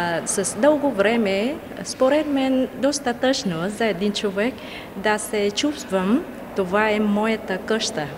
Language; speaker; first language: Bulgarian; non-native, learner; Vietnamese